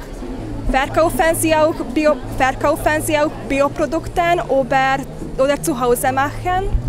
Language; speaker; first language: German; non-native, learner; Hungarian